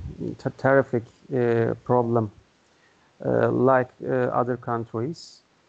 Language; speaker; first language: English; non-native, learner; Turkish